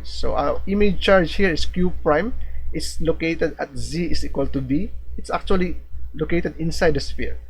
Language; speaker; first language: English; non-native, local second language; Filipino